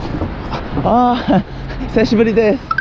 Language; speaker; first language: Japanese; non-native, learner; Korean